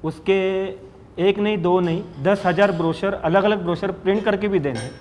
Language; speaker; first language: Hindi; non-native, local second language; Marathi